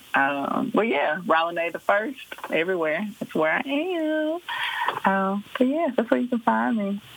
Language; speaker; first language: English; native; English